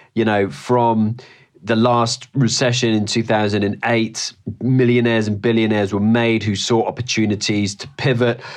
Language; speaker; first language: English; native; English